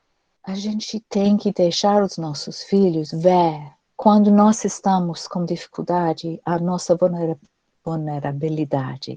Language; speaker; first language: Portuguese; non-native, fluent; English